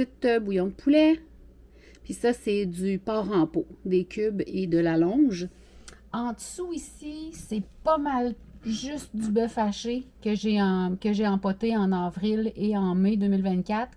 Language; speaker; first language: French; native; French